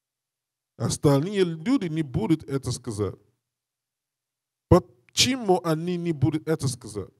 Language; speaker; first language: Russian; non-native, learner; English